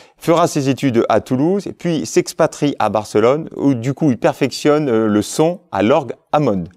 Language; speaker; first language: French; native; French